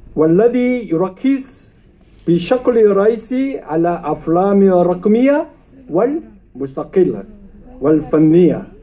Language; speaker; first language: Arabic; non-native, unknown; Korean